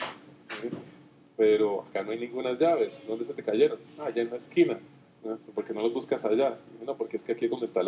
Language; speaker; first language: Spanish; native; Spanish